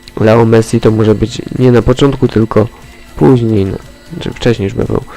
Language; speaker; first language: Polish; native; Polish